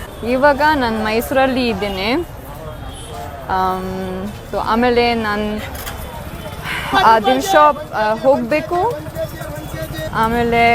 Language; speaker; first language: Kannada; non-native, learner; German